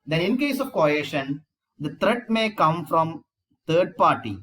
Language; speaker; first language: English; non-native, local second language; Malayalam